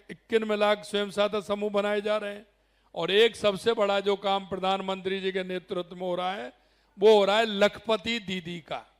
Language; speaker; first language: Hindi; native; Hindi